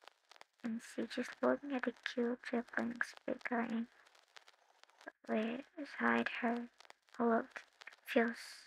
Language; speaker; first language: English; non-native, learner; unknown